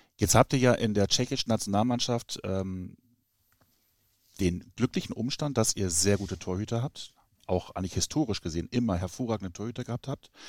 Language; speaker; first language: German; native; German